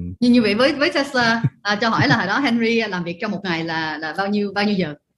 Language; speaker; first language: Vietnamese; early bilingual, heritage; Vietnamese